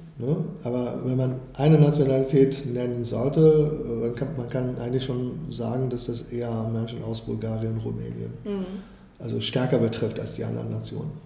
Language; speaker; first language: German; non-native, fluent; Kurdish